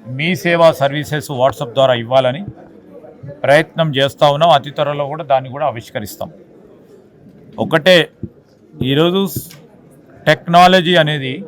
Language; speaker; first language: Telugu; native; Telugu